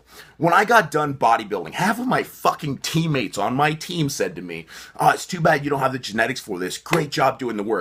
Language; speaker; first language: English; native; English